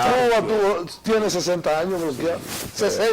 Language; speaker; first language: Spanish; native; Spanish